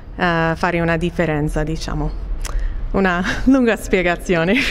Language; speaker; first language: Italian; non-native, fluent; English